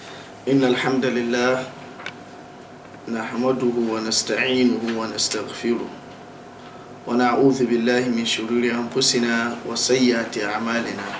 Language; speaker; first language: Arabic; non-native, fluent; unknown